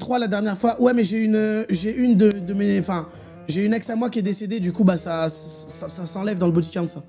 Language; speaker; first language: French; native; French